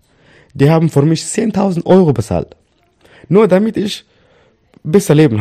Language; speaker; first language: German; non-native, learner; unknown